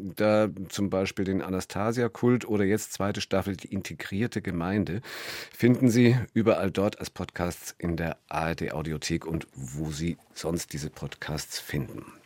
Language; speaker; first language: German; native; German